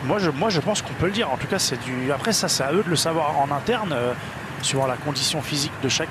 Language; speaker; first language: French; native; French